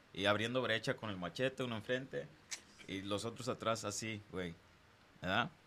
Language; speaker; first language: Spanish; early bilingual, heritage; Spanish